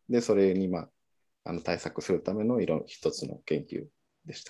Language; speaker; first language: Japanese; non-native, fluent; Spanish